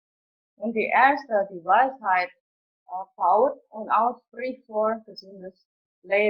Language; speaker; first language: German; non-native, fluent; Indonesian